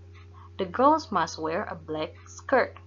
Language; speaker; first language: English; non-native, fluent; Indonesian